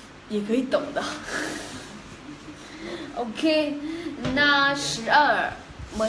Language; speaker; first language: Chinese; non-native, fluent; Vietnamese